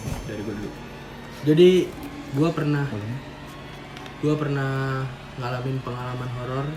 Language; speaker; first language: Indonesian; native; Indonesian